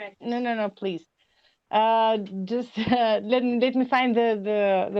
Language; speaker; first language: English; non-native, learner; Albanian